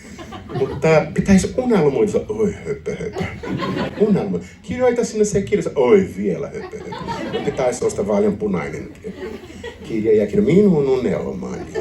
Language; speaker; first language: Finnish; non-native, learner; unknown